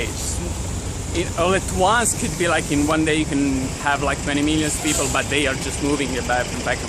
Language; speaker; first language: English; non-native, fluent; Italian